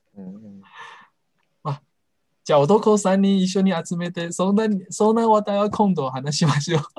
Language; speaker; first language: Japanese; non-native, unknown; Chinese